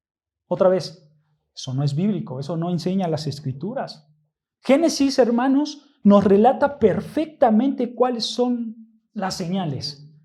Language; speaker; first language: Spanish; native; Spanish